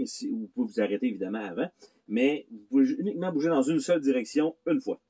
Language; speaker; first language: French; native; French